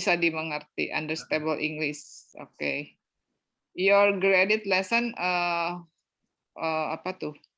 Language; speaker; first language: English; non-native, learner; Indonesian